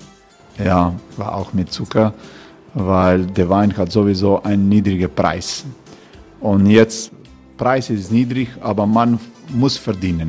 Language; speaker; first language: German; non-native, learner; Croatian